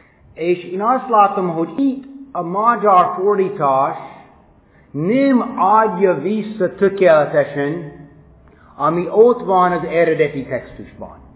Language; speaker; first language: Hungarian; non-native, fluent; English